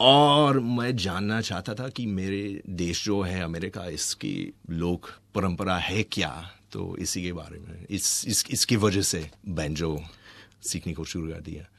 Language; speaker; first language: Hindi; non-native, fluent; English